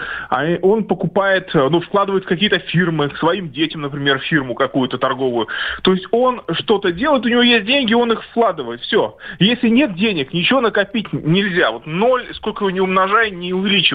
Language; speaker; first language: Russian; native; Russian